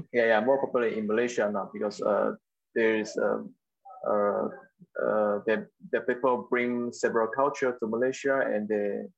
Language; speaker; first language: English; non-native, local second language; Chinese